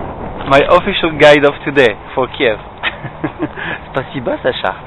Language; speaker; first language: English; non-native, fluent; French